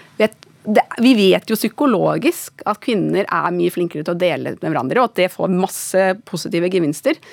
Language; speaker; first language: Norwegian; native; Norwegian